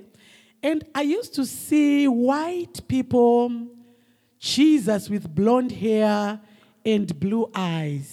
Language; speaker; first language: English; non-native, local second language; Shona